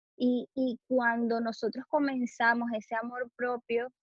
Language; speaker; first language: Spanish; native; Spanish